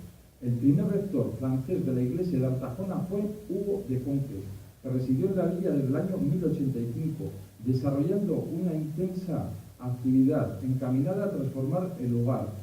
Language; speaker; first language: Spanish; native; Spanish